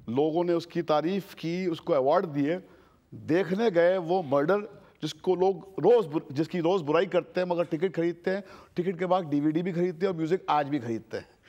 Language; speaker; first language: Hindi; native; Hindi